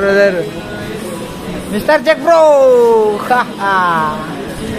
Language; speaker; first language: Hindi; non-native, local second language; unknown